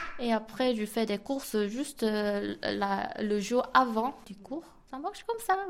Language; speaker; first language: French; non-native, fluent; Korean